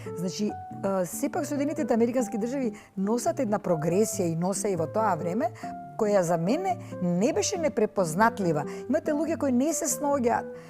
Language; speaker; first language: Macedonian; native; Macedonian